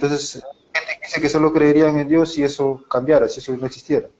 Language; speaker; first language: Spanish; native; Spanish